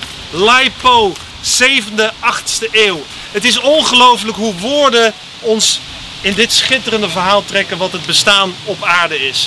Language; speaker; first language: Dutch; native; Dutch